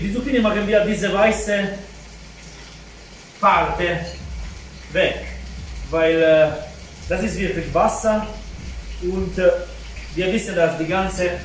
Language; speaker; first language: German; non-native, fluent; Italian